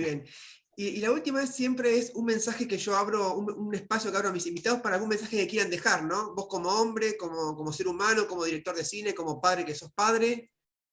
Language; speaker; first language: Spanish; native; Spanish